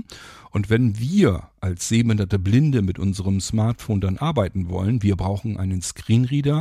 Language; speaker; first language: German; native; German